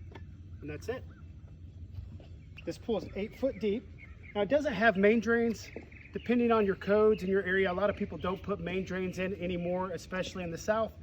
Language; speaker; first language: English; native; English